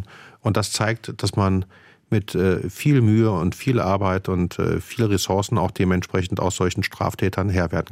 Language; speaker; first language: German; native; German